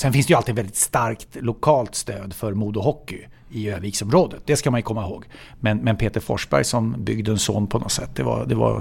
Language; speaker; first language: Swedish; native; Swedish